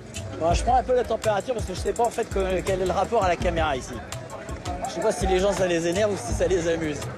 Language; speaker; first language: French; native; French